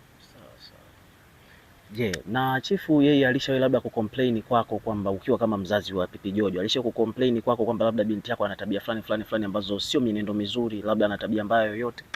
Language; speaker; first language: Swahili; native; Swahili